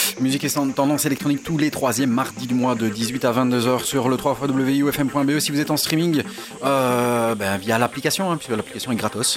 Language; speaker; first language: French; native; French